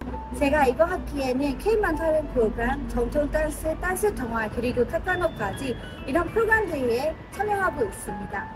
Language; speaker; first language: Korean; non-native, fluent; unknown